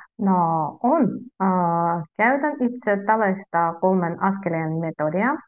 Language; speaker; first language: Finnish; non-native, fluent; Russian